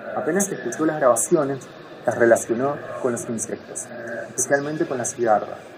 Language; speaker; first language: Spanish; native; Spanish